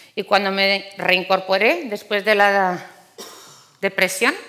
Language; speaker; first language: Spanish; native; Spanish